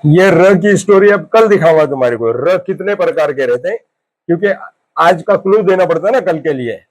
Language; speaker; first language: Hindi; native; Hindi